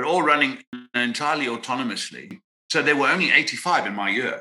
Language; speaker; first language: English; native; English